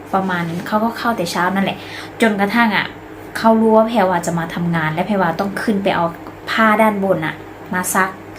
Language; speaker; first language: Thai; native; Thai